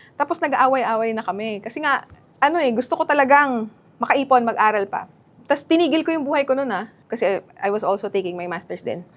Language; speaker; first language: Filipino; non-native, local second language; Cebuano